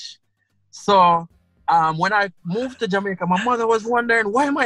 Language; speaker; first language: English; non-native, local second language; Krio